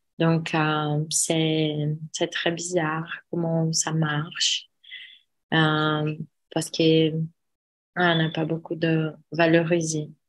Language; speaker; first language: French; non-native, learner; Portuguese